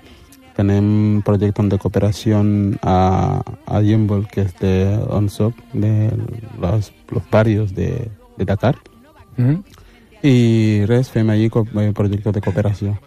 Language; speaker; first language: Catalan; non-native, fluent; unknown